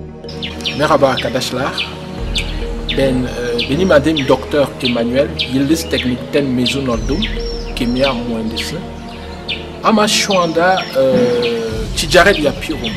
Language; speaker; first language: Turkish; non-native, fluent; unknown